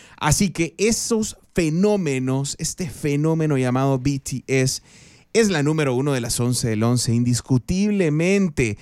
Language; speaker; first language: Spanish; native; Spanish